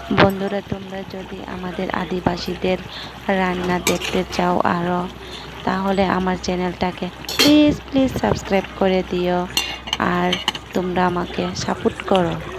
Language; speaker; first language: Bangla; non-native, local second language; Kok Borok